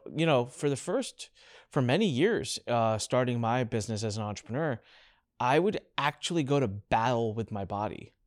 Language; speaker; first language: English; early bilingual, other home language; Hindi